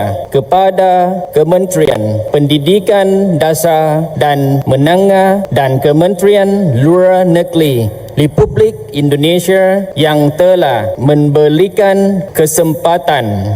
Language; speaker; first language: Indonesian; non-native, fluent; Lao